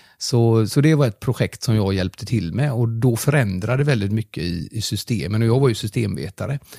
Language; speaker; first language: Swedish; non-native, fluent; German